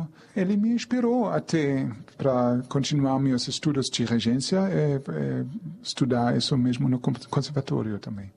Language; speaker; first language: Portuguese; non-native, fluent; German